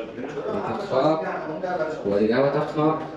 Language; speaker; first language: Persian; native; Persian